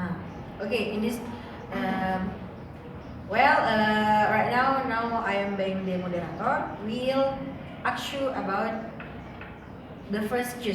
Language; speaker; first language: English; non-native, learner; Indonesian